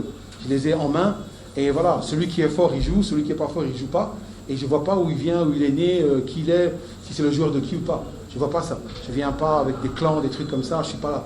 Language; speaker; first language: French; native; French